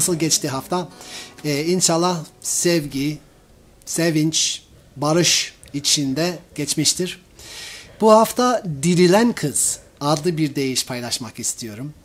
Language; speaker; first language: Turkish; non-native, fluent; English